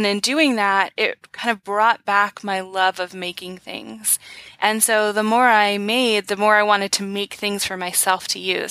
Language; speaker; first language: English; native; English